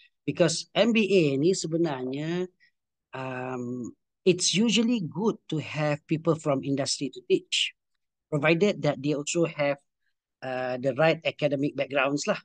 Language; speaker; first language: English; non-native, local second language; Malay